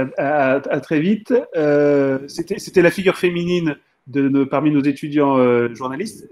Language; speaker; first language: French; native; French